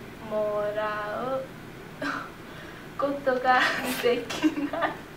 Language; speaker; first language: Japanese; non-native, learner; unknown